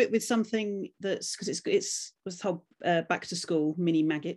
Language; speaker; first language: English; native; English